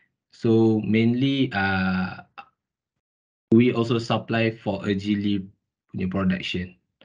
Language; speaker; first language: English; non-native, local second language; Malay